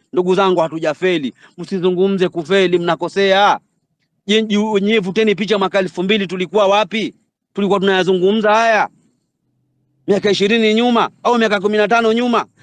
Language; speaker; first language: Swahili; native; Swahili